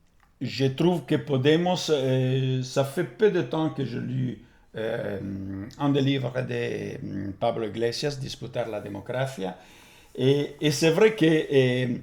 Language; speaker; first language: French; non-native, fluent; Italian